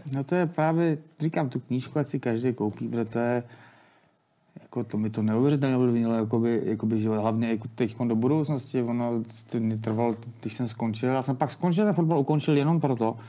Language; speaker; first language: Czech; native; Czech